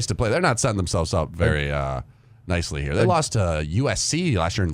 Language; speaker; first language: English; native; English